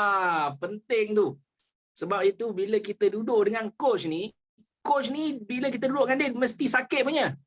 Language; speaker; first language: Malay; native; Malay